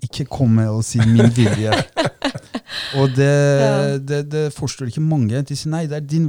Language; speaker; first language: Norwegian; non-native, fluent; Persian